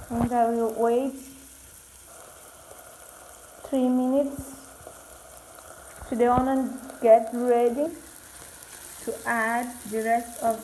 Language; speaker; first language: English; non-native, learner; Portuguese